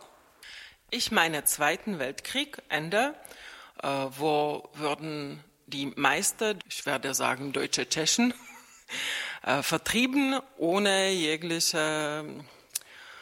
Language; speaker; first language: German; non-native, fluent; Czech